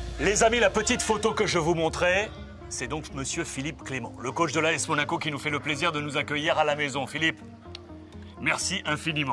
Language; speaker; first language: French; native; French